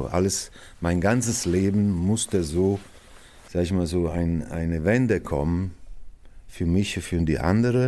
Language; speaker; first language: German; non-native, fluent; Italian